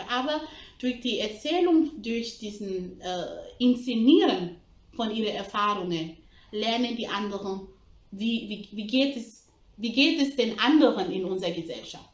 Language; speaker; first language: German; non-native, fluent; English